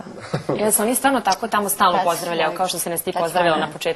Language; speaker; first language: Serbian; native; Serbian